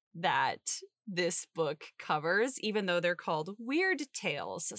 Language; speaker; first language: English; native; English